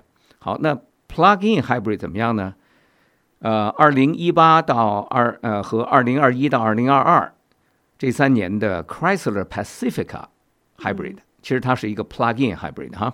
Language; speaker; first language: Chinese; native; Chinese